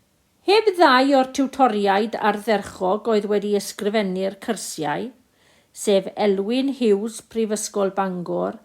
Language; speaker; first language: Welsh; non-native, local second language; English